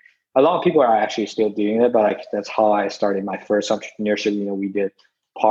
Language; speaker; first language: English; non-native, fluent; Chinese